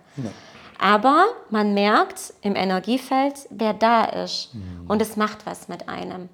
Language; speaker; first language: German; early bilingual, other home language; Portuguese